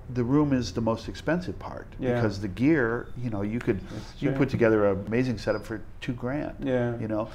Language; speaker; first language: English; native; English